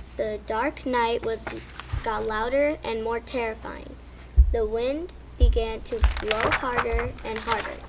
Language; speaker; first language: English; early bilingual, other home language; Spanish